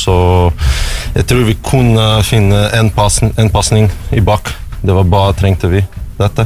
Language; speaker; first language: Norwegian; non-native, learner; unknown